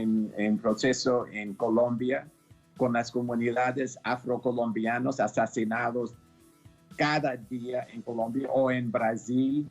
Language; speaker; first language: Spanish; non-native, fluent; English